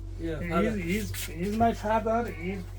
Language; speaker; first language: English; non-native, learner; Nepali